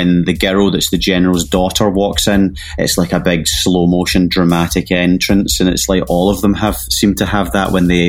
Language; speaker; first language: English; native; English